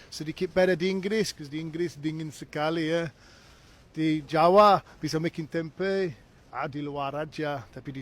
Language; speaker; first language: Indonesian; non-native, learner; English